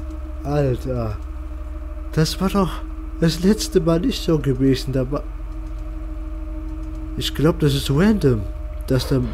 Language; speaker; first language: German; native; German